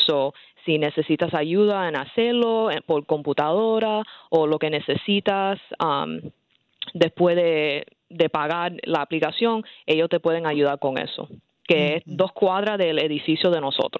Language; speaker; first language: Spanish; early bilingual, heritage; Spanish